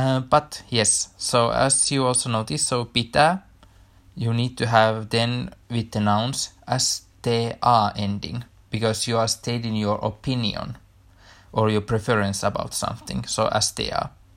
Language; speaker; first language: English; non-native, fluent; Finnish